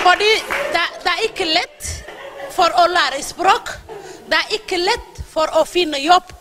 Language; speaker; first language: Norwegian; non-native, learner; Somali